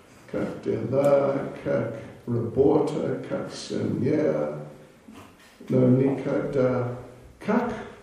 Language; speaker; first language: Russian; non-native, learner; English